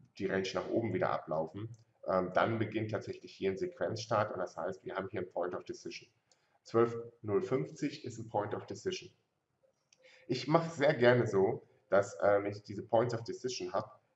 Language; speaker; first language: German; native; German